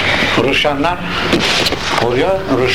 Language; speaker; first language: Greek; non-native, local second language; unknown